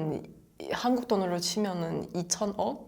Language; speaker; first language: Korean; non-native, fluent; Chinese